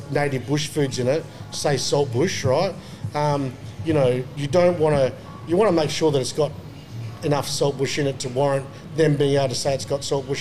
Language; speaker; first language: English; native; English